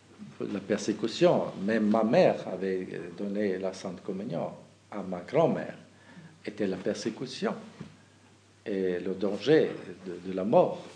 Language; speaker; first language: French; non-native, fluent; German